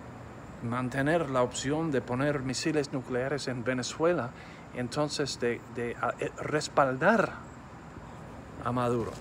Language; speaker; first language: Spanish; non-native, fluent; English